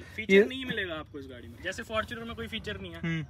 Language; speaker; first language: Hindi; native; Hindi